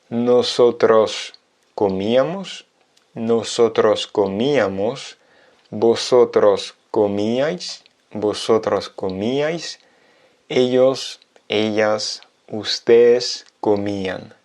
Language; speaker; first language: Spanish; non-native, fluent; French